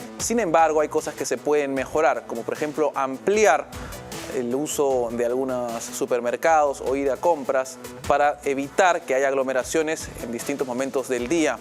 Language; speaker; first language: Spanish; native; Spanish